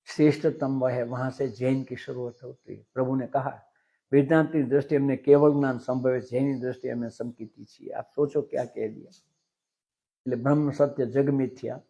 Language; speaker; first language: Hindi; non-native, local second language; Gujarati